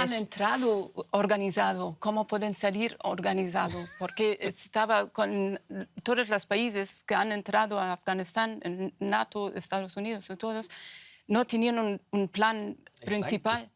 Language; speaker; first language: Spanish; non-native, fluent; Persian